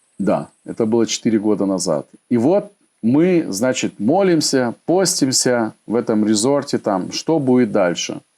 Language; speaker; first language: Russian; native; Russian